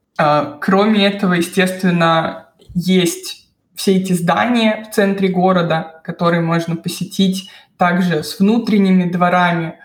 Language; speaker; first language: Russian; native; Russian